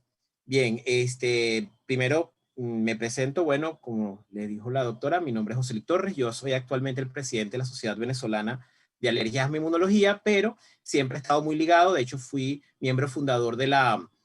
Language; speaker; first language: Spanish; native; Spanish